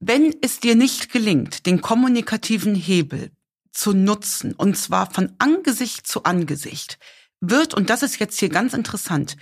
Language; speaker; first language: German; native; German